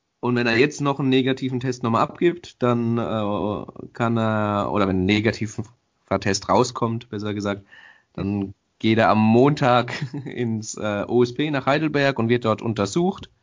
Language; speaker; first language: German; native; German